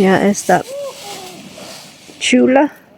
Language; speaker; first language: Spanish; non-native, learner; English